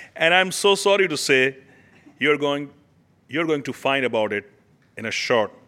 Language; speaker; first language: English; non-native, local second language; Urdu